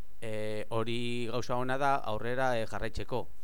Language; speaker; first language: Basque; non-native, learner; Spanish